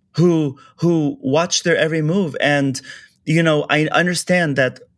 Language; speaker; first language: English; early bilingual, other home language; Persian